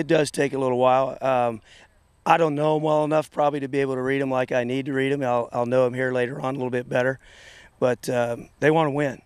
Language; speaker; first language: English; native; English